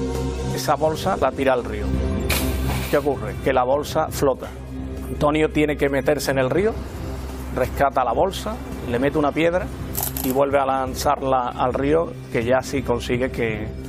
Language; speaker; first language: Spanish; native; Spanish